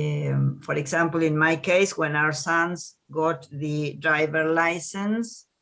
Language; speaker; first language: English; non-native, learner; Spanish